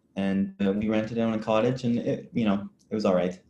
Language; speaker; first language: English; native; English